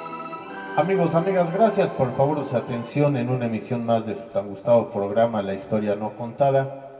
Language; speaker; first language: Spanish; native; Spanish